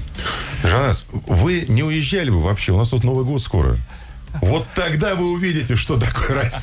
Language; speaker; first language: Russian; native; Russian